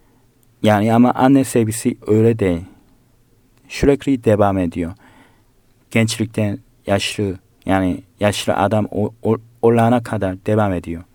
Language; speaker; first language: Turkish; non-native, learner; Korean